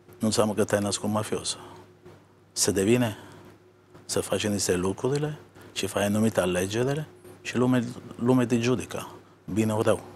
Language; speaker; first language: Romanian; non-native, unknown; Italian